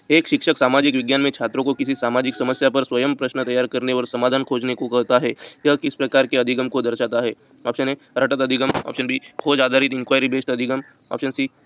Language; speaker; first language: Hindi; non-native, local second language; Marathi